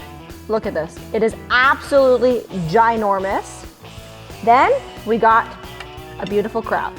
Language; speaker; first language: English; native; English